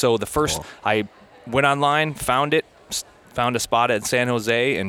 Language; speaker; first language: English; native; English